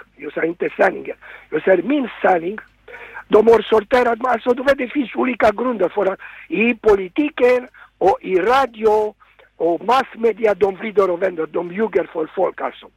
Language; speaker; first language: Swedish; non-native, fluent; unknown